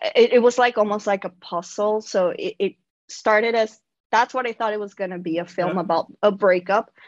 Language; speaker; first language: English; non-native, fluent; Spanish